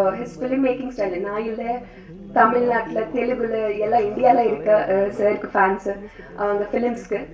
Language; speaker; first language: Tamil; native; Tamil